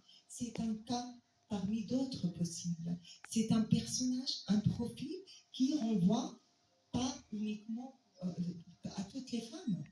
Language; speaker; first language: French; non-native, local second language; Arabic